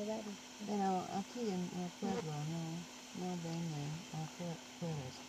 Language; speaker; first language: Spanish; non-native, learner; English